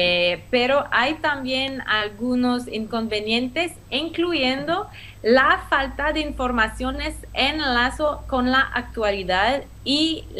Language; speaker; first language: Spanish; non-native, fluent; French